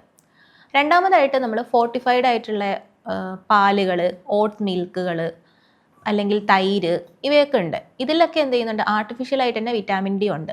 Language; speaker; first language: Malayalam; native; Malayalam